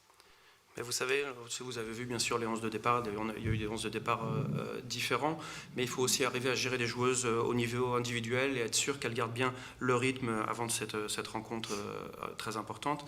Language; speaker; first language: French; native; French